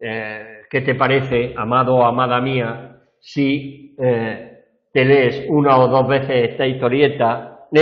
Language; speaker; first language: Spanish; native; Spanish